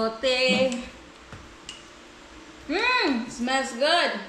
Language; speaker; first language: English; non-native, local second language; Cebuano